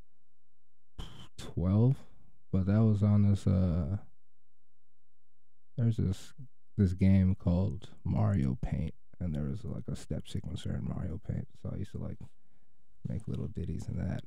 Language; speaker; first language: English; native; English